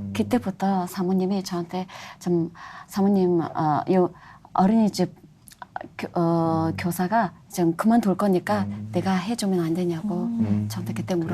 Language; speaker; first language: Korean; non-native, fluent; Mongolian